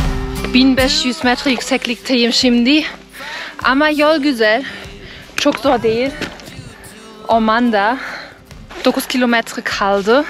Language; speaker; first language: Turkish; non-native, learner; German